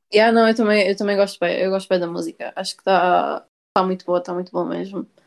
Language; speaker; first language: Portuguese; early bilingual, heritage; Portuguese